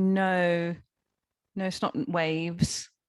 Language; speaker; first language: English; native; English